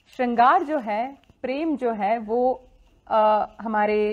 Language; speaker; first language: Hindi; native; Hindi